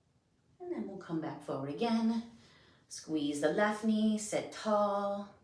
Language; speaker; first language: English; native; English